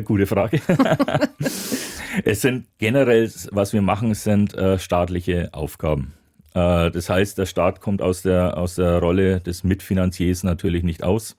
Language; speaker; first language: German; native; German